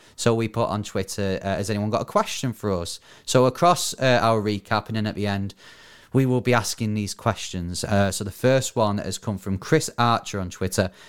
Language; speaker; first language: English; native; English